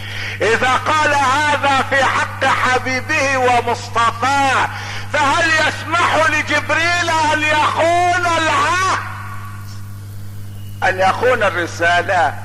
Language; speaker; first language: Arabic; native; Arabic